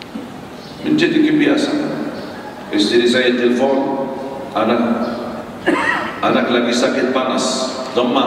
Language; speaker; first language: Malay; non-native, fluent; Arabic